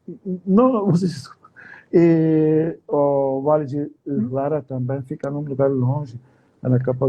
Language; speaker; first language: Portuguese; non-native, fluent; Turkish